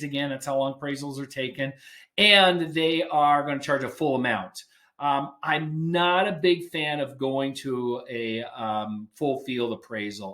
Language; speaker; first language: English; native; English